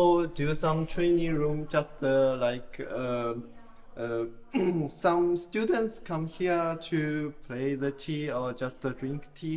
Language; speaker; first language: English; non-native, learner; Chinese